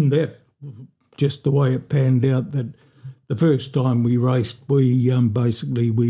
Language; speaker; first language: English; native; English